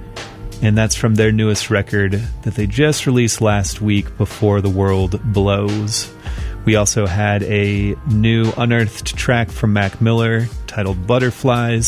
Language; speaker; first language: English; native; English